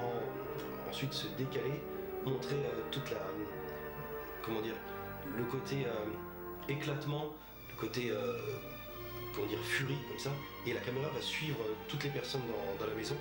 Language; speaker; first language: French; native; French